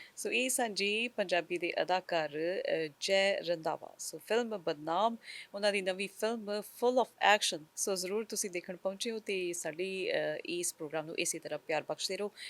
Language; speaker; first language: Punjabi; native; Punjabi